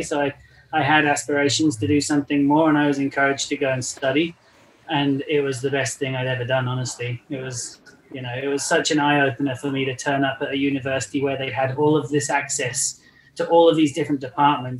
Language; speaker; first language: English; native; English